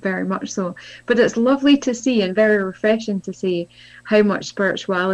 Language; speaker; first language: English; native; English